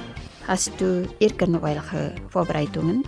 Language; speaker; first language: German; non-native, fluent; Indonesian